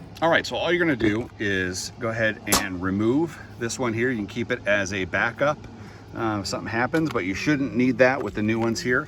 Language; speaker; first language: English; native; English